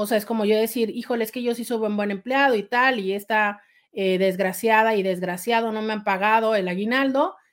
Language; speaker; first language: Spanish; native; Spanish